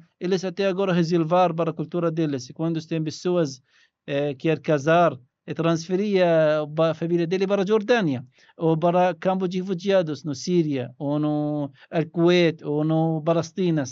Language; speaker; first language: Portuguese; non-native, learner; Arabic